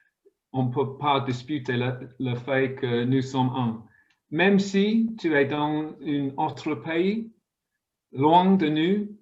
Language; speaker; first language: French; non-native, fluent; English